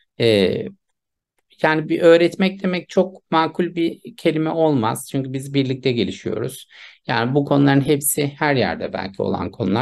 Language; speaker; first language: Turkish; native; Turkish